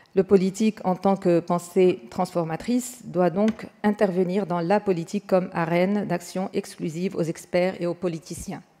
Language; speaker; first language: French; non-native, fluent; Arabic